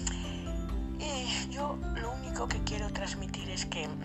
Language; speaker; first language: Spanish; native; Spanish